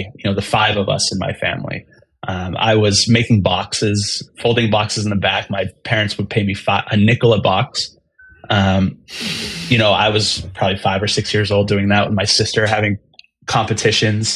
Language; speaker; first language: English; native; English